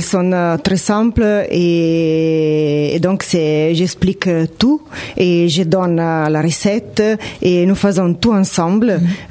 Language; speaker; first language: French; non-native, fluent; Italian